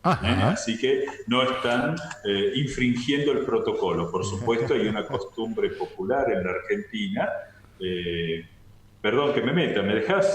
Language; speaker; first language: Spanish; native; Spanish